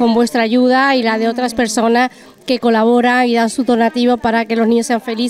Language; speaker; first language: Spanish; native; Spanish